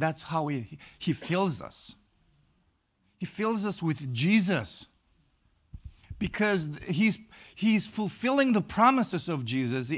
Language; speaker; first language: English; non-native, fluent; Romanian